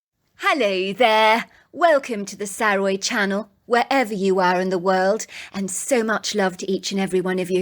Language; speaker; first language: English; native; English